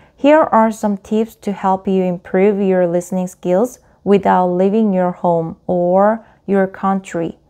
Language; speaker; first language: English; non-native, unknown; Korean